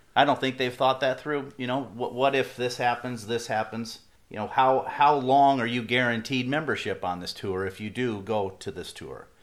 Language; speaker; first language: English; native; English